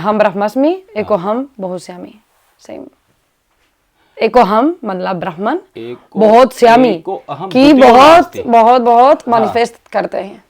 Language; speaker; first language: Hindi; non-native, learner; Spanish